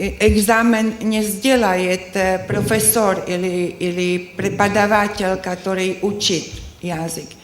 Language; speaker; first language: Russian; non-native, learner; Slovak